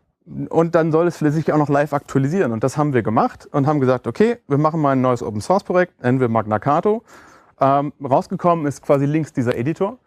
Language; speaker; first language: German; native; German